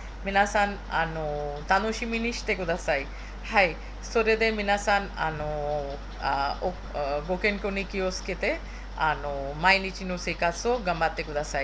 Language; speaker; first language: Japanese; non-native, fluent; Hindi